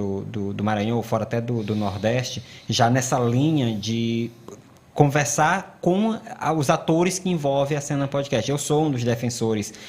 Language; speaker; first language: Portuguese; native; Portuguese